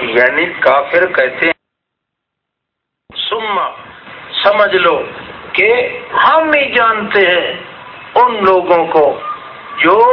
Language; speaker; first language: Urdu; non-native, local second language; Saraiki